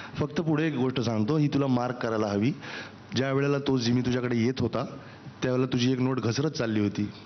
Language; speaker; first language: Marathi; native; Marathi